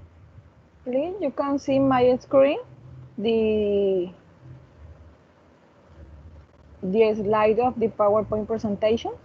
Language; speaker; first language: English; non-native, learner; Spanish